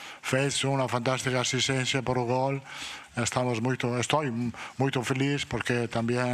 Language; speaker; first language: Portuguese; non-native, learner; Italian